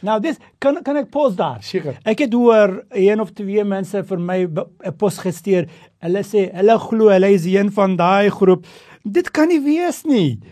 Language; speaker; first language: Afrikaans; non-native, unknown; Turkish